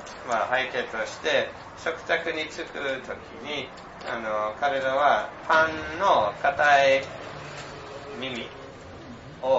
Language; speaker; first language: Japanese; non-native, fluent; English